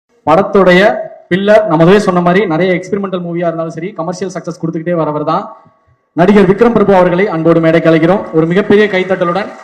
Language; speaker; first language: Tamil; native; Tamil